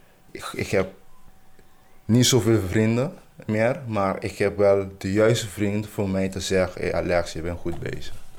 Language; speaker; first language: Dutch; non-native, local second language; Papiamento